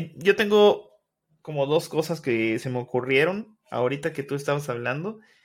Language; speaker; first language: Spanish; native; Spanish